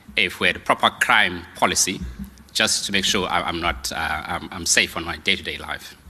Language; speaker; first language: English; non-native, local second language; Xhosa